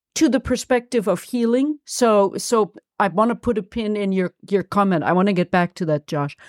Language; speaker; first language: English; non-native, fluent; German